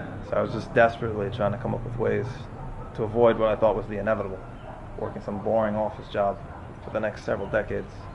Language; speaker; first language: English; native; English